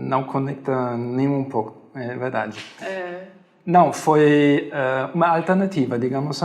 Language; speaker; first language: Portuguese; non-native, fluent; German